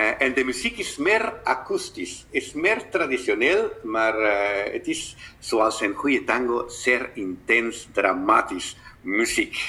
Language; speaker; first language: Dutch; non-native, fluent; Spanish